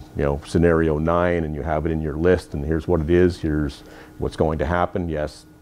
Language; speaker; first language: English; native; English